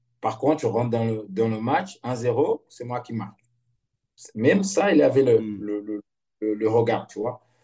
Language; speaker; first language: French; non-native, fluent; Portuguese